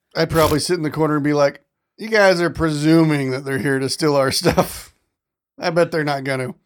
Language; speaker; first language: English; native; English